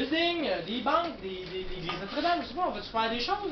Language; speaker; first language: French; native; French